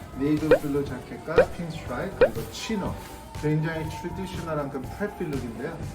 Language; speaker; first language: Korean; native; Korean